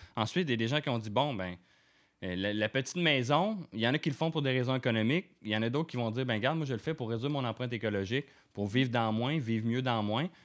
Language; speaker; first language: French; native; French